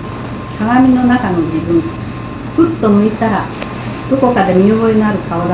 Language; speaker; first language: Japanese; native; Japanese